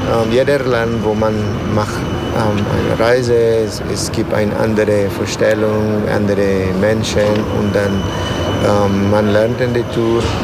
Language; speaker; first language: German; non-native, learner; Spanish